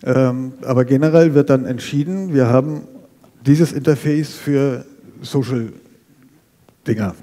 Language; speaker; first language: German; native; German